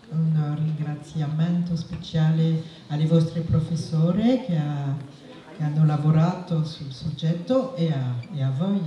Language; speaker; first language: Italian; non-native, fluent; French